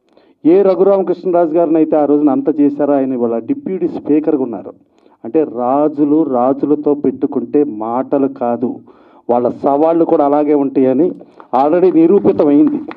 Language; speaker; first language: Telugu; native; Telugu